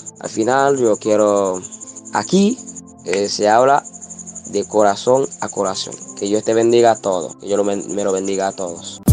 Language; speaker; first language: Spanish; non-native, learner; Haitian Creole